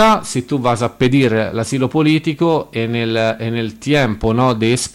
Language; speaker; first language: Spanish; non-native, learner; Italian